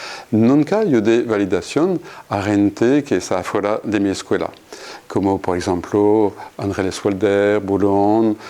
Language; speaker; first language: Spanish; non-native, fluent; French